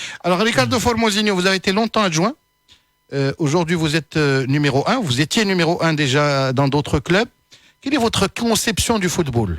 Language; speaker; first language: French; native; French